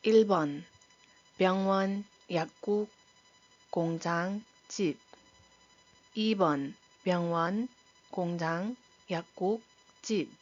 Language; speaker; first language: Korean; non-native, fluent; Iloko